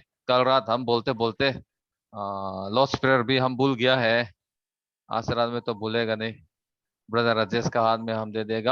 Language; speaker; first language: Hindi; non-native, local second language; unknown